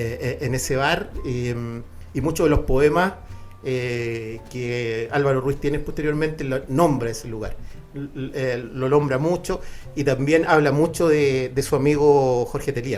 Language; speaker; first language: Spanish; native; Spanish